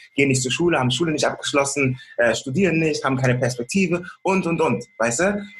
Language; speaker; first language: German; native; German